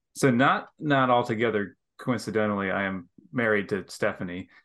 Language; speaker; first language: English; native; English